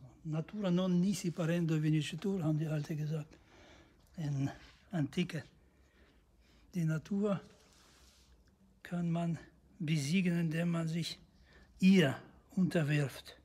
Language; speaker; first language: German; non-native, fluent; Russian